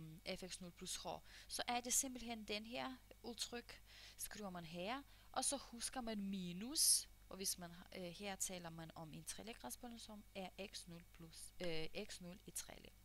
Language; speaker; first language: Danish; non-native, fluent; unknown